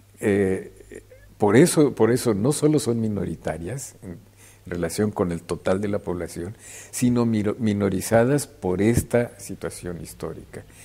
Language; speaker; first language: Spanish; native; Spanish